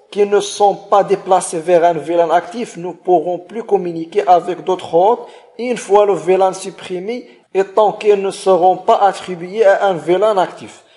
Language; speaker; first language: French; non-native, local second language; Arabic